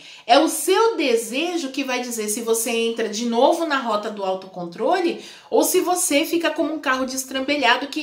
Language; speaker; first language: Portuguese; native; Portuguese